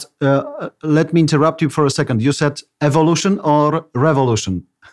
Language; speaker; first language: English; non-native, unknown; Polish